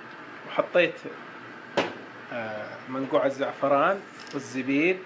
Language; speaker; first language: Arabic; native; Arabic